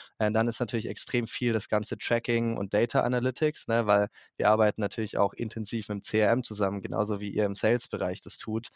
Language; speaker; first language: German; native; German